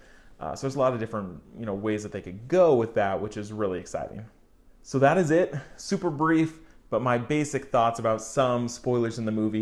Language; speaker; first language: English; native; English